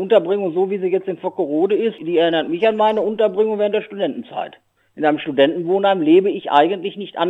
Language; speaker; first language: German; native; German